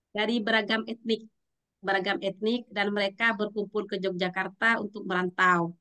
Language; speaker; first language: Indonesian; native; Indonesian